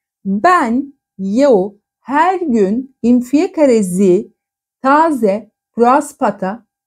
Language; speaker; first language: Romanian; non-native, fluent; Turkish